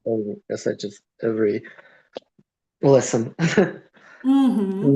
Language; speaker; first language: English; non-native, learner; Russian